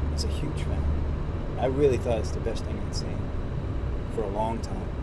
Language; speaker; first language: English; non-native, fluent; Arabic